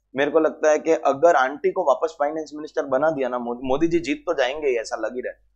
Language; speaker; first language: Hindi; native; Hindi